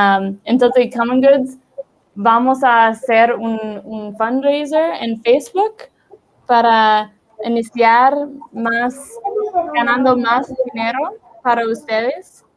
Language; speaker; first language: Spanish; non-native, learner; English